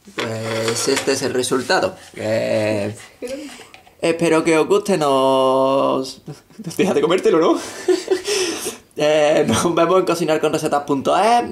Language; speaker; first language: Spanish; native; Spanish